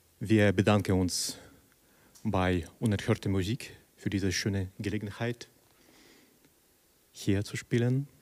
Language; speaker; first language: German; non-native, fluent; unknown